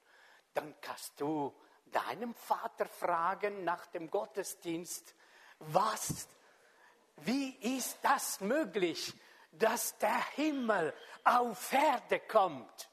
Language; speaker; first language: German; non-native, fluent; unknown